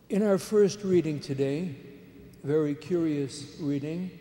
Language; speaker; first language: English; native; English